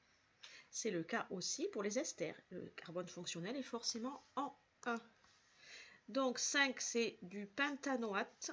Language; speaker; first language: French; native; French